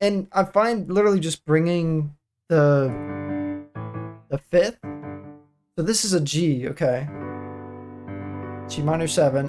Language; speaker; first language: English; native; English